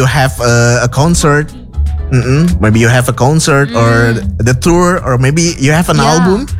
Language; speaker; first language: English; non-native, fluent; Indonesian